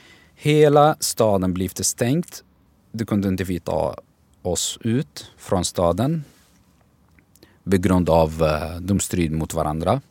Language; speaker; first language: Swedish; non-native, learner; Arabic